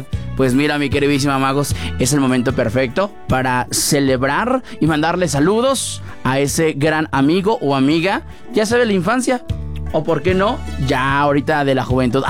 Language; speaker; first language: Spanish; native; Spanish